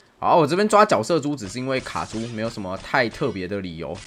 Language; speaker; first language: Chinese; native; Chinese